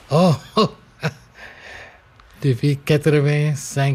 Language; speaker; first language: French; non-native, local second language; English